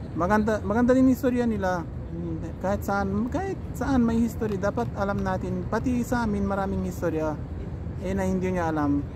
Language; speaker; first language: Filipino; non-native, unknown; Persian